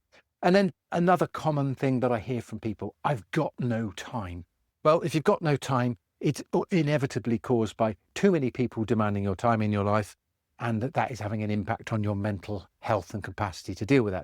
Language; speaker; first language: English; native; English